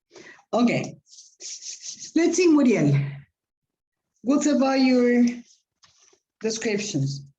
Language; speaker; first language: English; non-native, fluent; Spanish